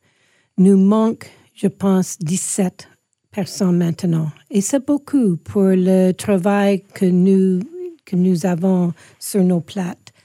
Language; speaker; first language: French; non-native, fluent; English